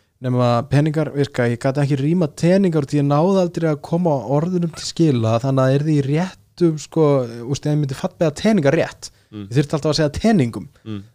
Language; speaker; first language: Icelandic; early bilingual, other home language; Portuguese